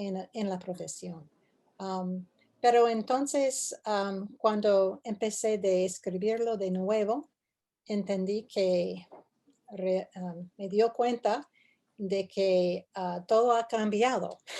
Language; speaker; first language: Spanish; non-native, fluent; English